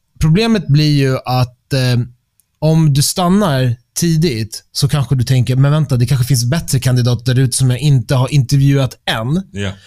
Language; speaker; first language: Swedish; early bilingual, other home language; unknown